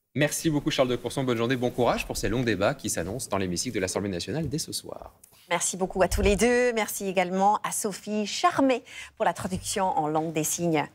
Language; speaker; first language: French; native; French